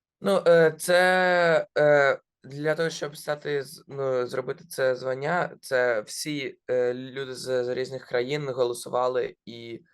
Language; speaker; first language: Ukrainian; non-native, local second language; Russian